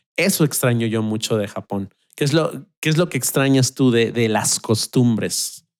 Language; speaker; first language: Spanish; native; Spanish